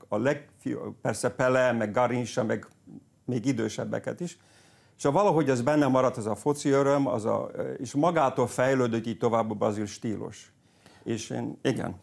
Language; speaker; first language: Hungarian; early bilingual, heritage; Hungarian